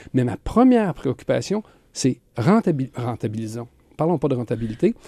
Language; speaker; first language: French; native; French